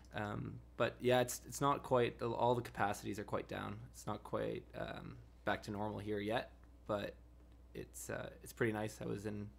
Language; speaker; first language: English; native; English